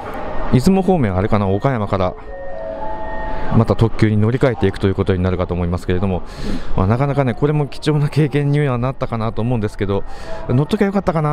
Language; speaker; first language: Japanese; native; Japanese